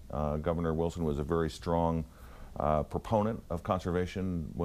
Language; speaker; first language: English; native; English